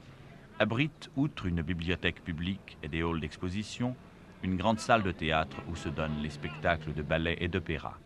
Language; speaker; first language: French; native; French